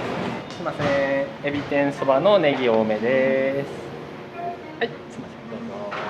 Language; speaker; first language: Japanese; native; Japanese